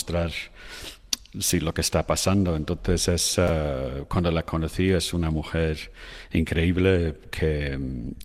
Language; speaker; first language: Spanish; non-native, fluent; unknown